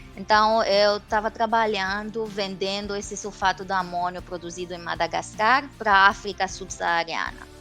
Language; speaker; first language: Portuguese; non-native, fluent; Romanian